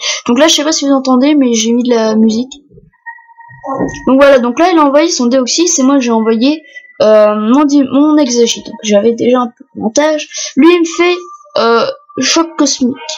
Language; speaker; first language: French; native; French